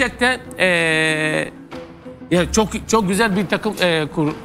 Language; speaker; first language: Turkish; non-native, learner; French